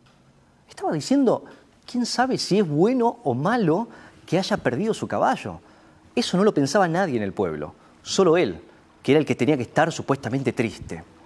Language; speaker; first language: Spanish; native; Spanish